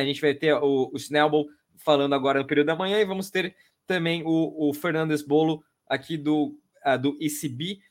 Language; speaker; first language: Portuguese; native; Portuguese